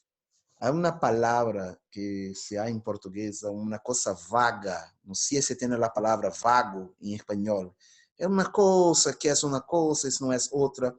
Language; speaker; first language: Spanish; non-native, fluent; Portuguese